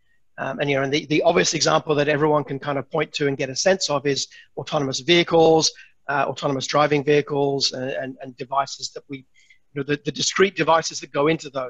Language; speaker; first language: English; native; English